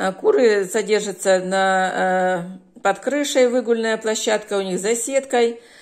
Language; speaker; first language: Russian; native; Russian